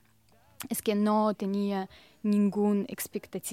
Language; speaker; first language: Catalan; non-native, learner; Russian